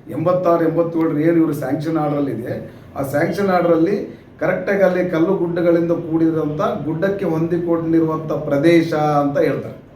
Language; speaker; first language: Kannada; non-native, local second language; Urdu